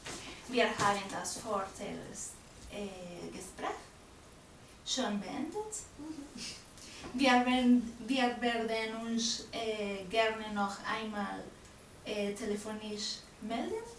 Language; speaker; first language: German; non-native, learner; Spanish